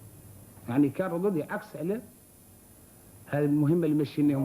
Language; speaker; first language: Arabic; native; Arabic